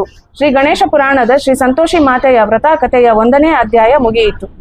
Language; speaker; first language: Kannada; native; Kannada